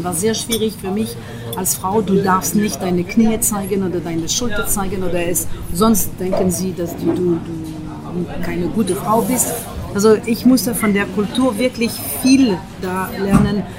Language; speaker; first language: German; non-native, fluent; French